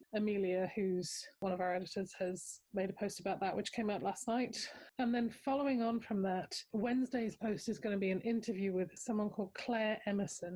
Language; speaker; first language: English; native; English